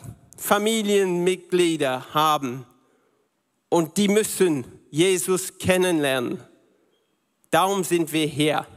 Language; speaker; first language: German; non-native, learner; English